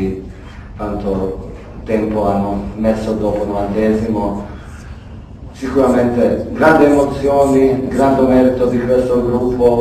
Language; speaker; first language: Italian; non-native, fluent; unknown